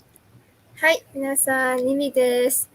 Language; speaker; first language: Japanese; non-native, learner; Malay